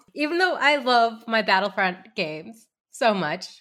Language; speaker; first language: English; early bilingual, other home language; Hindi